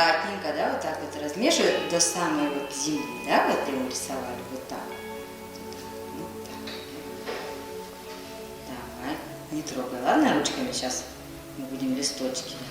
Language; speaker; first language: Russian; native; Russian